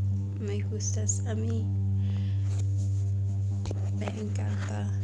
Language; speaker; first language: Spanish; non-native, learner; English